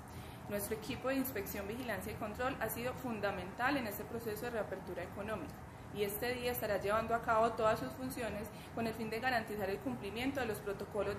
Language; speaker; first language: Spanish; native; Spanish